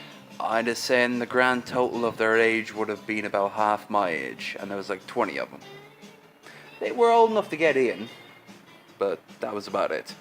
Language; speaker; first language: English; native; English